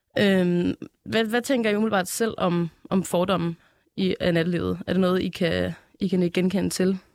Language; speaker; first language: Danish; native; Danish